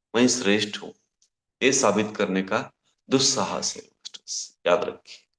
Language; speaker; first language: Hindi; non-native, local second language; Kannada